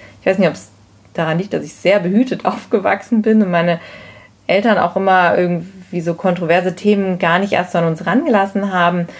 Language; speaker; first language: German; native; German